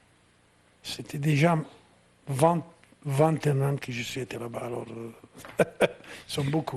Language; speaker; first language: French; non-native, fluent; Italian